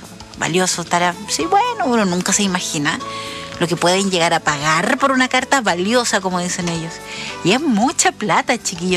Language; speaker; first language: Spanish; native; Spanish